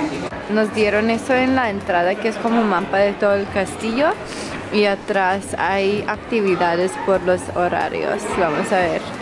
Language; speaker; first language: Spanish; non-native, fluent; Croatian